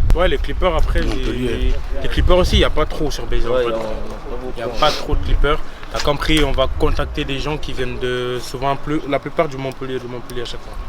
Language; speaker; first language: French; early bilingual, other home language; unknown